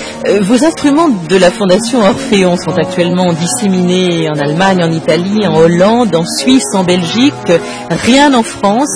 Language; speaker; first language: French; native; French